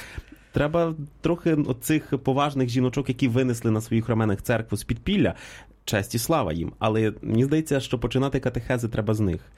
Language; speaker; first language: Ukrainian; native; Ukrainian